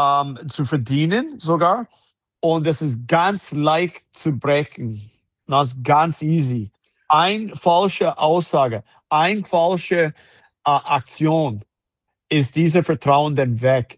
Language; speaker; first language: German; non-native, fluent; English